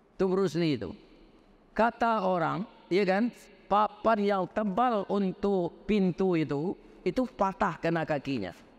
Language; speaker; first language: Indonesian; non-native, local second language; Minangkabau